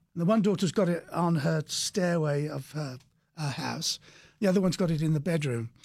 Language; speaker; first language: English; native; English